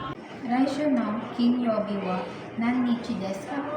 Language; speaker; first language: Japanese; non-native, learner; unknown